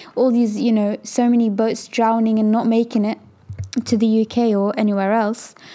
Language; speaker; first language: English; native; English